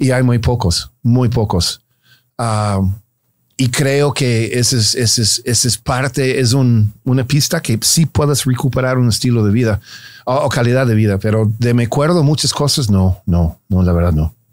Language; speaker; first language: Spanish; non-native, fluent; English